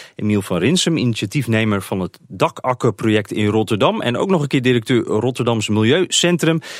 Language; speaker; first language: Dutch; native; Dutch